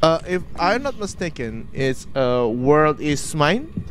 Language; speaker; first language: English; non-native, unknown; Indonesian